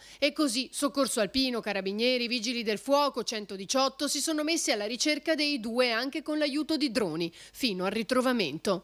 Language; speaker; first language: Italian; native; Italian